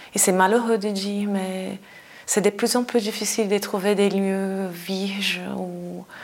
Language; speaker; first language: French; non-native, fluent; Portuguese